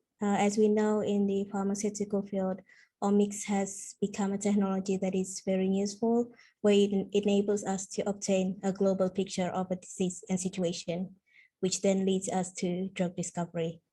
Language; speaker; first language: English; non-native, fluent; Indonesian